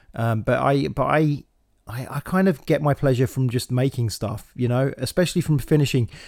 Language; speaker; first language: English; native; English